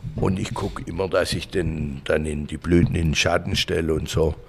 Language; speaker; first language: German; native; German